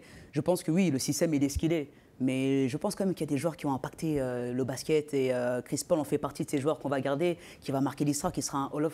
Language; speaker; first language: French; native; French